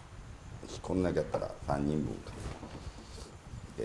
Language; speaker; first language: Japanese; native; Japanese